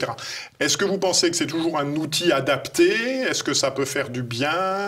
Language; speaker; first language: French; native; French